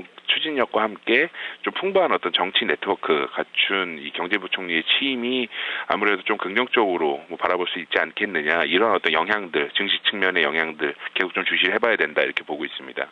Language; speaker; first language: Korean; native; Korean